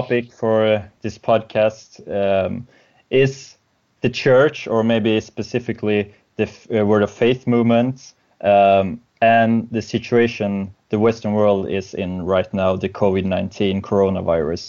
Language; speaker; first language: English; non-native, fluent; Swedish